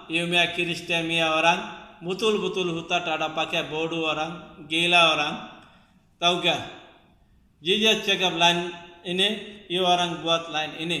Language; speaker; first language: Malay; non-native, local second language; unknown